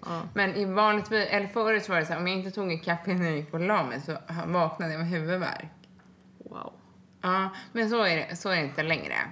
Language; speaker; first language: Swedish; native; Swedish